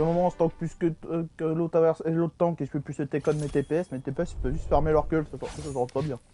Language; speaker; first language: French; native; French